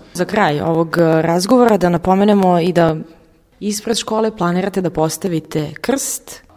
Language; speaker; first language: Serbian; native; Serbian